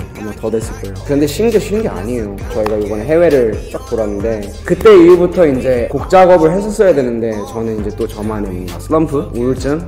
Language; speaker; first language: Korean; early bilingual, heritage; Korean